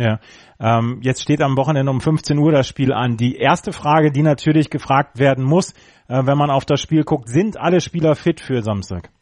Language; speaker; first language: German; native; German